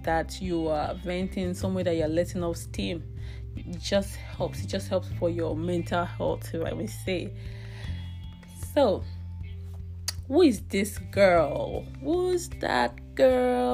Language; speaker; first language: English; non-native, local second language; Yoruba